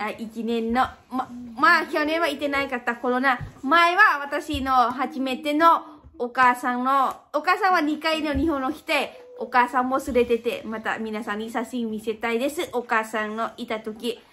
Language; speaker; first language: Japanese; non-native, learner; Lao